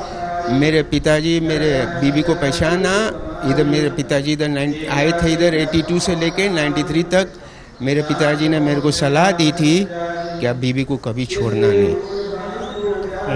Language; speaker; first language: Hindi; non-native, local second language; Sindhi